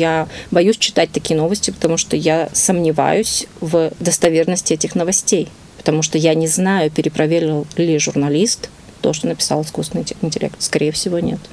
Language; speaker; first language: Russian; native; Russian